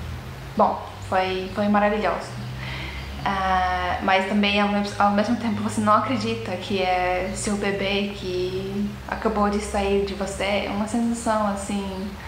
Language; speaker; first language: Portuguese; non-native, fluent; Estonian